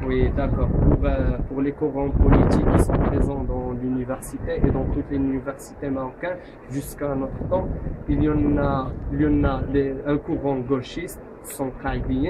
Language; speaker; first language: French; non-native, local second language; Arabic